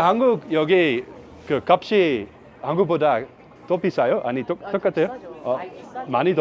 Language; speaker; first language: Korean; non-native, fluent; Dutch